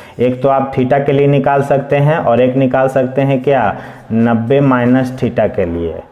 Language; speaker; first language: Hindi; native; Hindi